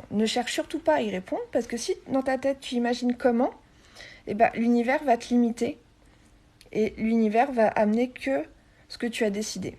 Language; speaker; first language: French; native; French